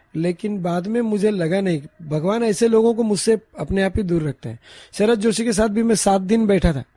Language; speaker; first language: Hindi; non-native, local second language; Marathi